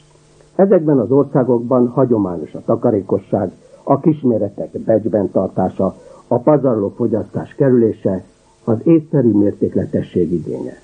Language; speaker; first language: Hungarian; native; Hungarian